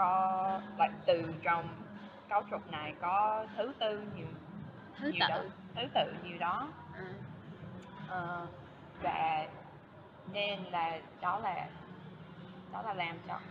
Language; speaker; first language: Vietnamese; non-native, fluent; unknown